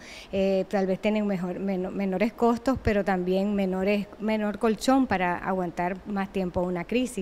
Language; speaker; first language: Spanish; native; Spanish